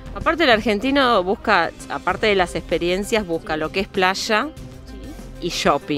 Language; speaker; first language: Spanish; native; Spanish